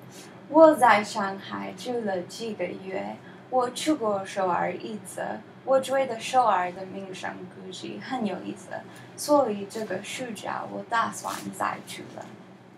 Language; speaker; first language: Chinese; non-native, learner; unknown